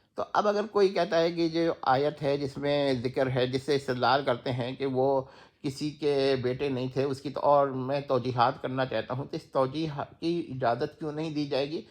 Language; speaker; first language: Urdu; non-native, local second language; Sindhi